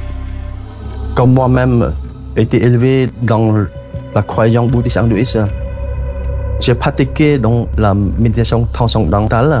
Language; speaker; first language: French; non-native, fluent; Khmer